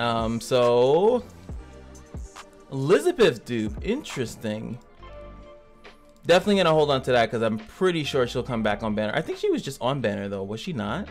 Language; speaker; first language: English; native; English